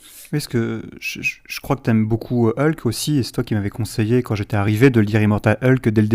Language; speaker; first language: French; native; French